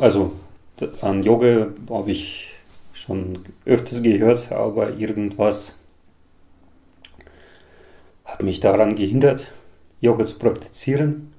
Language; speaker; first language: German; non-native, fluent; Russian